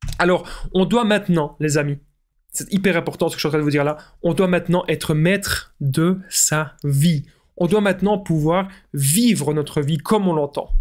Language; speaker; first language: French; native; French